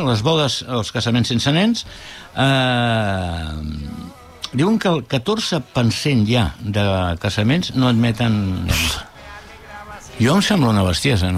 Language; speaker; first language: Catalan; native; Catalan